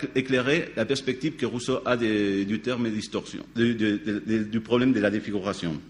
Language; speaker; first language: French; non-native, fluent; Spanish